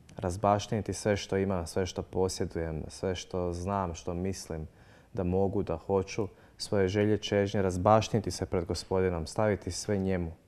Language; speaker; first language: Croatian; native; Croatian